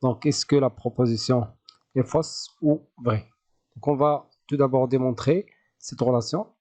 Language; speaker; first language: French; non-native, local second language; Arabic